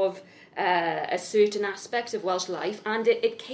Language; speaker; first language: English; native; English